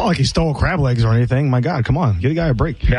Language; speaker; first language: English; native; English